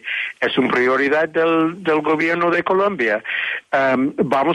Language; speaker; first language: Spanish; non-native, fluent; English